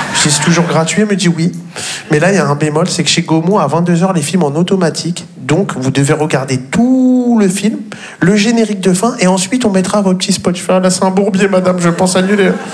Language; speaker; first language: French; native; French